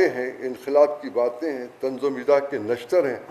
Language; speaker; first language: Urdu; native; Urdu